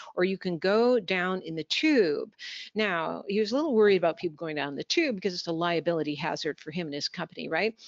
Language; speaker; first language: English; native; English